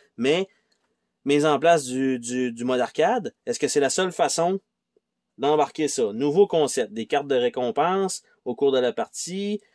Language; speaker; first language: French; native; French